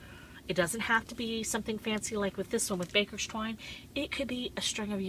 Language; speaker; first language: English; native; English